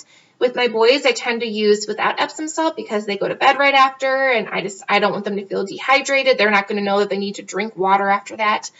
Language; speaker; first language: English; native; English